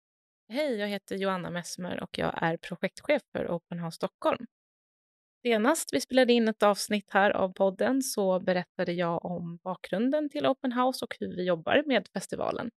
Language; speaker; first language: Swedish; native; Swedish